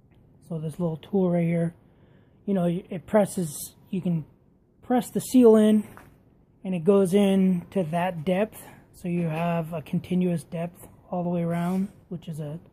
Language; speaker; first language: English; native; English